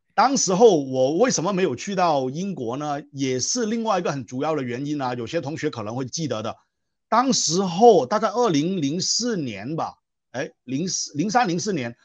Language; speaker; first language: Chinese; non-native, local second language; Cantonese